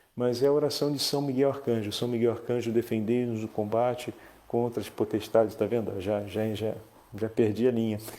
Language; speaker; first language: Portuguese; native; Portuguese